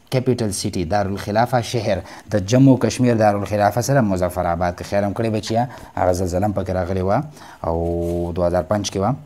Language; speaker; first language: Urdu; non-native, local second language; Pashto